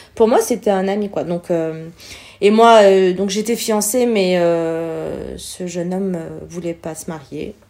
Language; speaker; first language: French; early bilingual, other home language; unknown